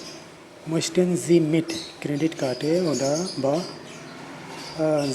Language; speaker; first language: German; non-native, learner; Urdu